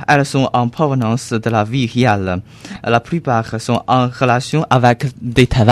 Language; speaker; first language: French; non-native, learner; Chinese